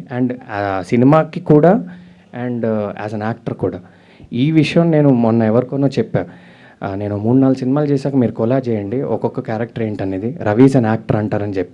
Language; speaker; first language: Telugu; native; Telugu